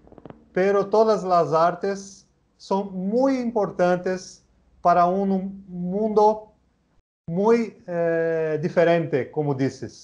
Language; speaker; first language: Spanish; non-native, learner; Portuguese